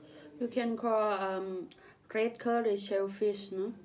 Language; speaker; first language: English; non-native, learner; Thai